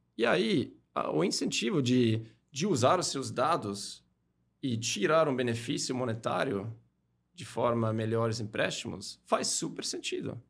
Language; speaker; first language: Portuguese; non-native, fluent; German